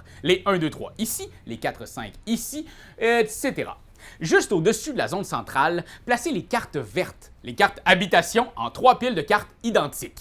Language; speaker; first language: French; native; French